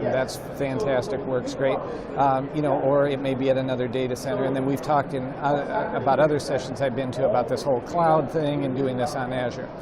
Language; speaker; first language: English; native; English